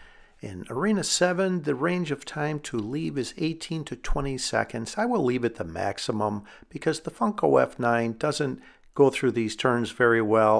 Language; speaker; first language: English; native; English